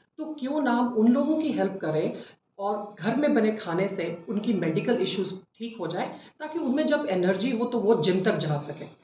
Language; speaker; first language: Hindi; native; Hindi